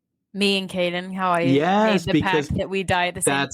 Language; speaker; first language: English; native; English